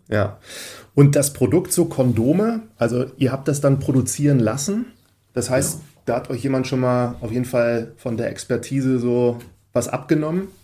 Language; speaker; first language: German; native; German